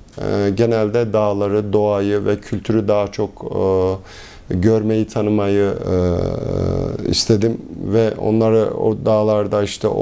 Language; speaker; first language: Turkish; early bilingual, heritage; Turkish